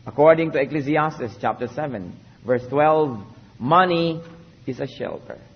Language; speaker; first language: English; non-native, local second language; Filipino